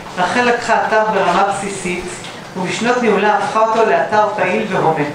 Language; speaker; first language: Hebrew; native; Hebrew